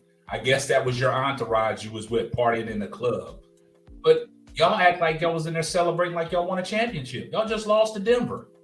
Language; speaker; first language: English; native; English